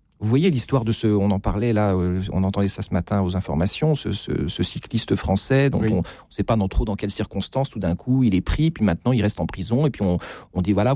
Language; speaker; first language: French; native; French